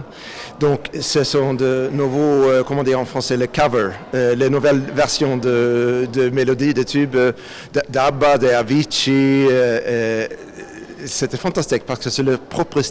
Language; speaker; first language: French; non-native, fluent; Swedish